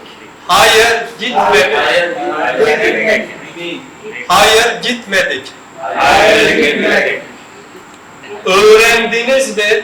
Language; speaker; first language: Turkish; non-native, learner; Urdu